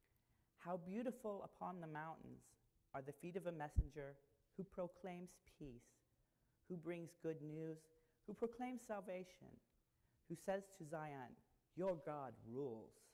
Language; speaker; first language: English; native; English